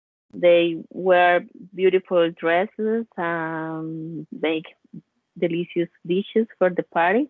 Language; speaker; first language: English; non-native, learner; Spanish